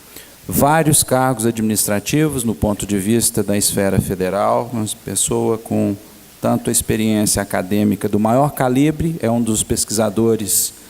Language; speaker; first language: Portuguese; native; Portuguese